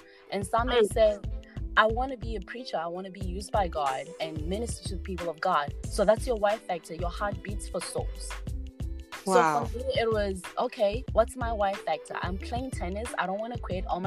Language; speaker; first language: English; non-native, local second language; Tswana